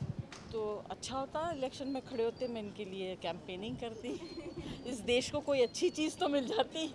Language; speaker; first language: Hindi; native; Hindi